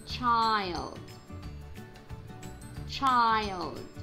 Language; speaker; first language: English; non-native, fluent; Spanish